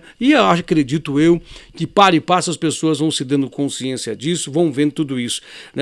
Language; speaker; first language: Portuguese; native; Portuguese